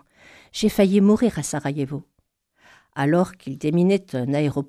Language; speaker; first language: French; native; French